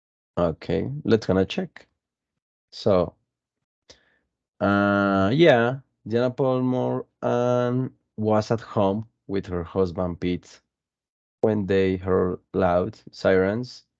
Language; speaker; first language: English; non-native, fluent; Spanish